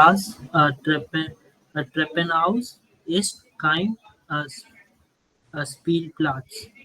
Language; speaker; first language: German; non-native, learner; Hindi